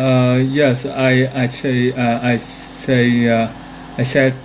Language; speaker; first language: English; non-native, learner; Vietnamese